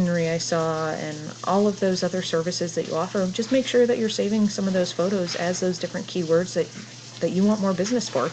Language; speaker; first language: English; native; English